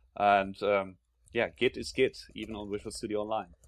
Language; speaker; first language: English; non-native, fluent; German